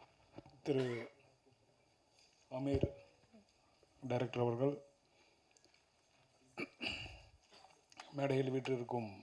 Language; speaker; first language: Tamil; native; Tamil